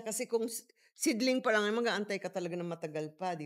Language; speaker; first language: Filipino; native; Filipino